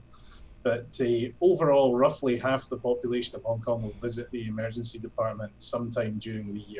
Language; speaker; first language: English; native; English